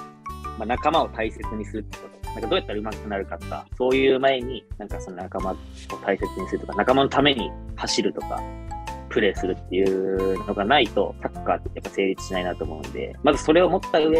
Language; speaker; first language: Japanese; native; Japanese